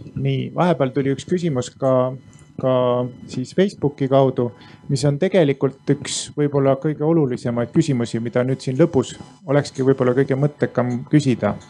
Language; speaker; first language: Estonian; native; Estonian